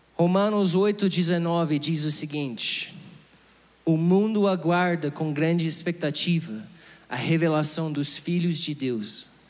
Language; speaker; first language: Portuguese; non-native, fluent; English